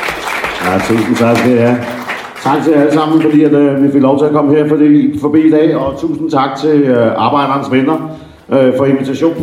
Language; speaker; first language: Danish; native; Danish